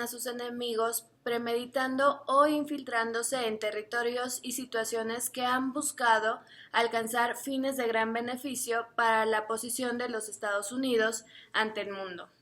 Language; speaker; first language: Spanish; native; Spanish